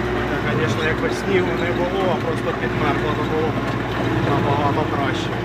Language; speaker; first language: Russian; non-native, local second language; Ukrainian